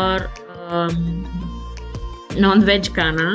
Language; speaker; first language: Hindi; non-native, learner; French